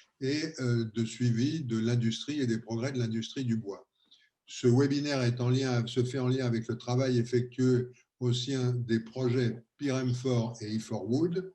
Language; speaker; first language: French; native; French